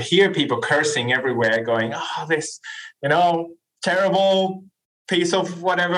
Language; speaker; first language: English; non-native, fluent; Spanish